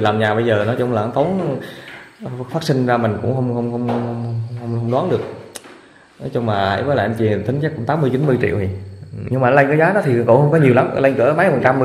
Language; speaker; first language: Vietnamese; native; Vietnamese